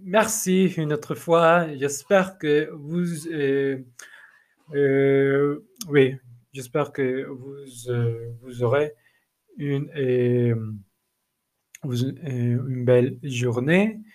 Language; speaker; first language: French; non-native, learner; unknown